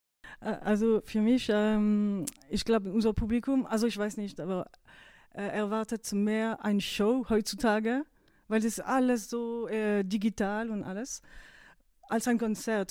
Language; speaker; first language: German; non-native, fluent; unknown